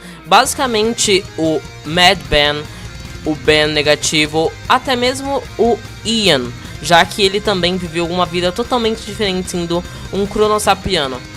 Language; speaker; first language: Portuguese; native; Portuguese